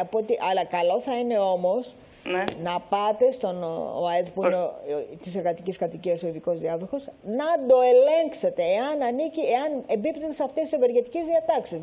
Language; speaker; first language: Greek; native; Greek